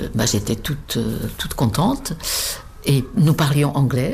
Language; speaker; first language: French; non-native, fluent; Czech